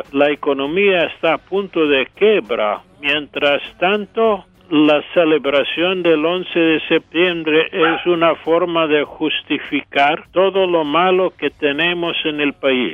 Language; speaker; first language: Spanish; non-native, fluent; English